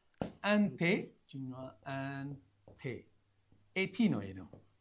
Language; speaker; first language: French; non-native, fluent; Amharic